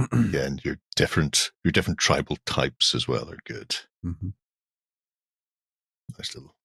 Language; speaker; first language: English; native; English